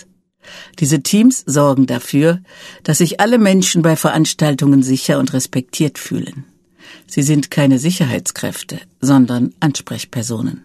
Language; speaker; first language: German; native; German